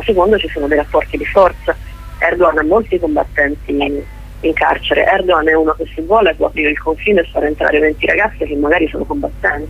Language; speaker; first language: Italian; native; Italian